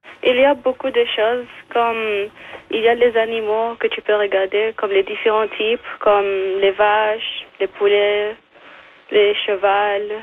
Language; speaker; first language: French; non-native, local second language; English